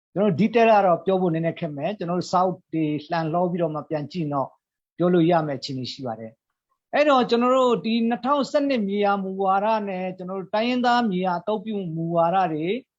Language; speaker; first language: Burmese; non-native, local second language; Hakha Chin